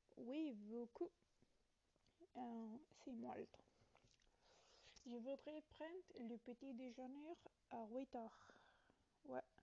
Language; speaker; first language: French; non-native, learner; Italian